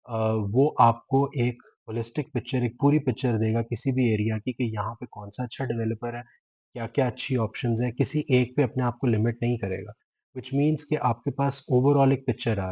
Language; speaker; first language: Hindi; non-native, local second language; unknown